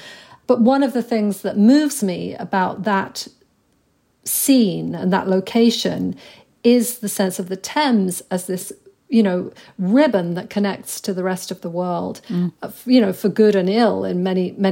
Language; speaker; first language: English; native; English